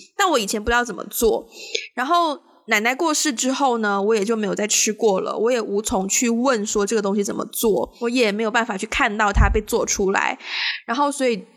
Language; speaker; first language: Chinese; native; Chinese